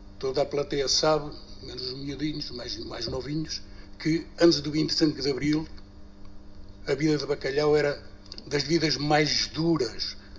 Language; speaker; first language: Portuguese; native; Portuguese